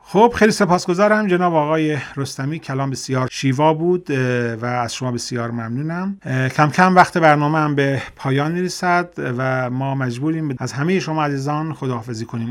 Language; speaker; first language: Persian; native; Persian